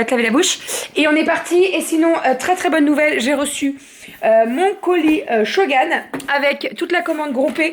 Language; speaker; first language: French; native; French